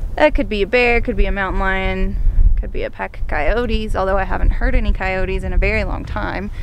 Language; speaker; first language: English; native; English